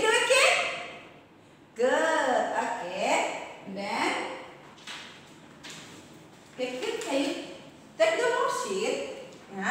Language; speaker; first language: English; non-native, learner; Indonesian